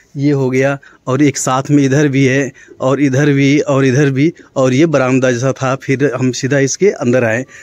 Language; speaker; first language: Hindi; native; Hindi